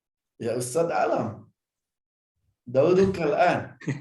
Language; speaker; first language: Arabic; non-native, fluent; Indonesian